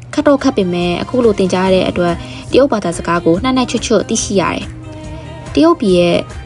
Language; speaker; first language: Burmese; native; Burmese